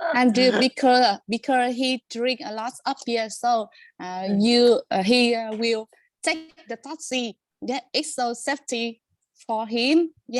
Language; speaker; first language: English; non-native, learner; Vietnamese